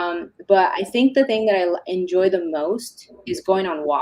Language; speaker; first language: English; native; English